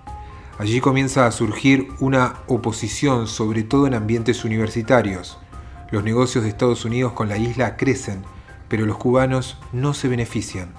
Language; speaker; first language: Spanish; native; Spanish